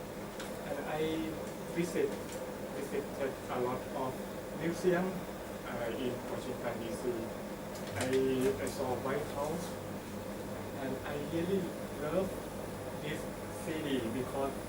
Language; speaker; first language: English; non-native, learner; Thai